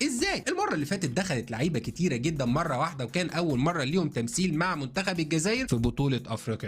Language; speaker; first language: Arabic; native; Arabic